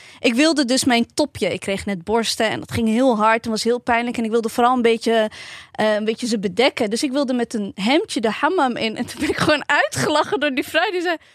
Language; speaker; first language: Dutch; early bilingual, other home language; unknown